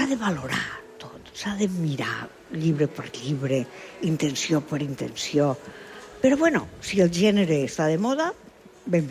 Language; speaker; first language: Catalan; non-native, local second language; Spanish